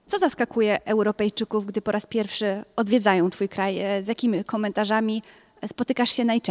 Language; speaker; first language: Polish; native; Polish